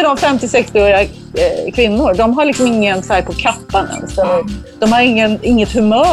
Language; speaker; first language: Swedish; native; Swedish